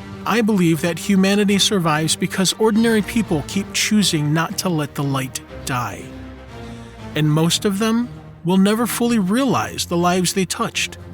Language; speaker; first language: English; native; English